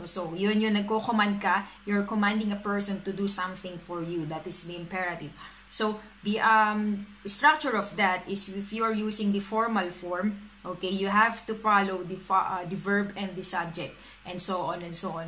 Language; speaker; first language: English; non-native, local second language; Filipino